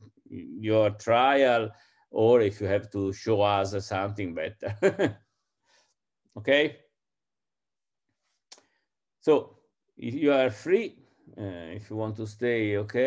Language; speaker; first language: English; non-native, fluent; Italian